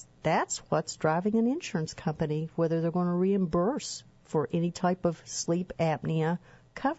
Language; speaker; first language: English; native; English